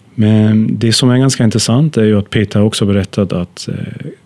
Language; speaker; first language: Swedish; non-native, fluent; German